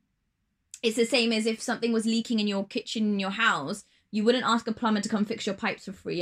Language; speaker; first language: English; native; English